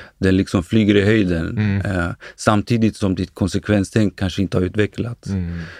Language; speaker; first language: Swedish; early bilingual, other home language; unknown